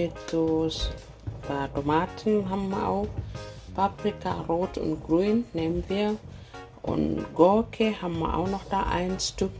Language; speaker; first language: German; non-native, learner; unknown